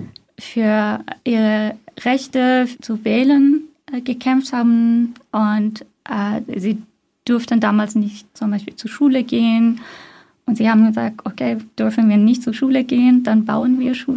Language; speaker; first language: German; non-native, fluent; Persian